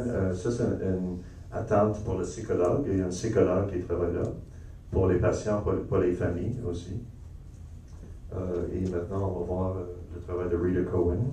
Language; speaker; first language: French; non-native, local second language; English